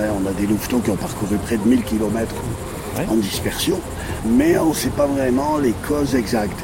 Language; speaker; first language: French; native; French